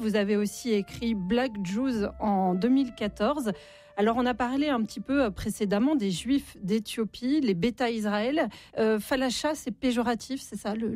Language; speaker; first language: French; native; French